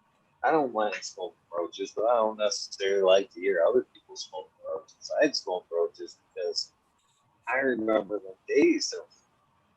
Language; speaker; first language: English; native; English